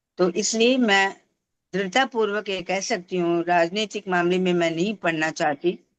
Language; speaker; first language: Hindi; non-native, local second language; Tamil